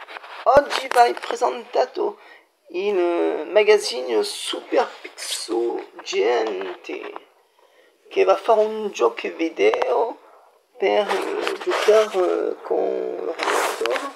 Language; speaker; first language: Italian; non-native, learner; French